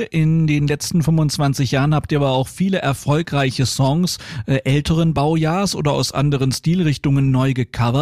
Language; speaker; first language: German; native; German